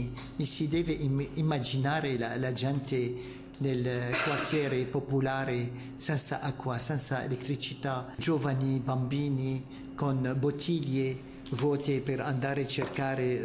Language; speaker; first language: Italian; non-native, fluent; Arabic